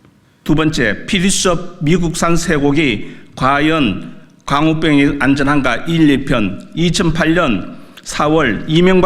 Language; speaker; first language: Korean; native; Korean